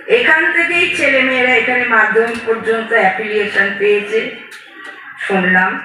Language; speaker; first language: Bangla; native; Bangla